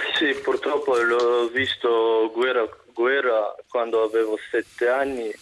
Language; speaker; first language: Italian; non-native, learner; Russian